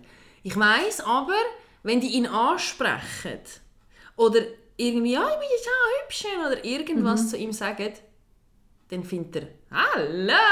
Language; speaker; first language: German; native; German